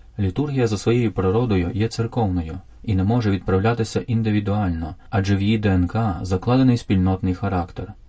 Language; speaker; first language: Ukrainian; native; Ukrainian